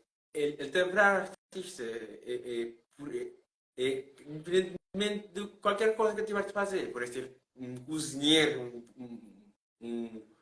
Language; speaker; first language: Portuguese; non-native, local second language; Kabuverdianu